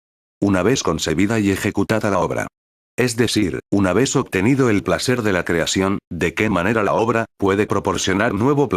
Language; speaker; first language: Spanish; native; Spanish